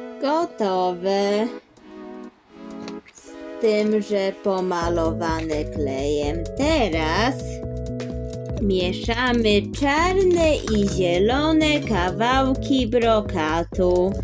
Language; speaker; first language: Polish; early bilingual, heritage; Polish